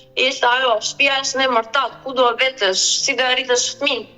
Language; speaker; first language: Albanian; early bilingual, other home language; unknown